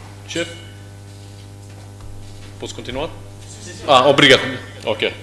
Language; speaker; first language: Portuguese; non-native, learner; English